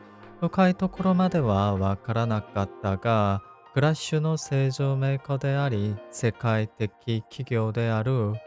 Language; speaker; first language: Japanese; non-native, learner; Korean